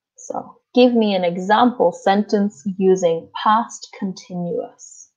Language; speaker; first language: English; native; English